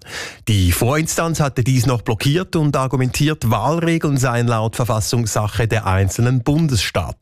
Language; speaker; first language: German; native; German